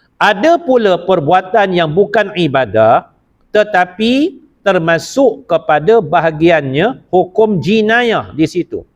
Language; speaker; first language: Malay; native; Malay